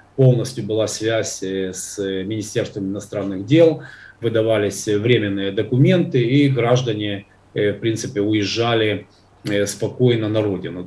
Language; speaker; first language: Russian; non-native, local second language; Ukrainian